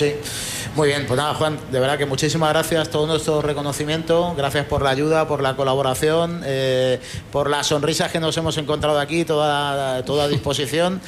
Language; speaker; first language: Spanish; native; Spanish